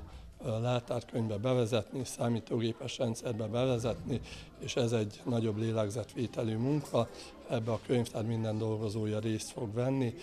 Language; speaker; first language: Hungarian; native; Hungarian